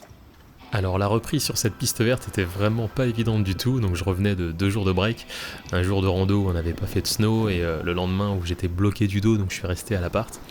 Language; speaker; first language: French; native; French